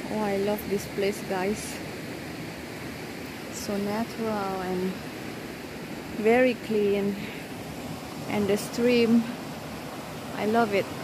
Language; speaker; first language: English; non-native, learner; Indonesian